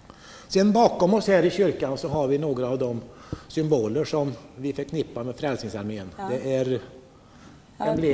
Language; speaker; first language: Swedish; native; Swedish